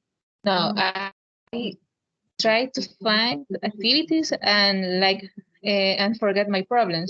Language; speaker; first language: English; non-native, learner; Spanish